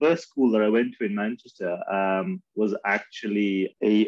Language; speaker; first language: English; early bilingual, other home language; Urdu